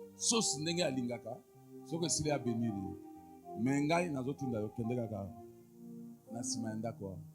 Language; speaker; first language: Lingala; native; Lingala